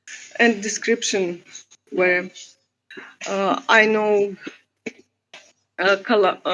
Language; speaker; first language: English; non-native, learner; Russian